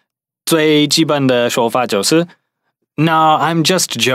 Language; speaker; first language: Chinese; non-native, fluent; English